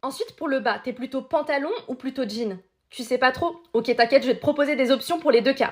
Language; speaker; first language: French; native; French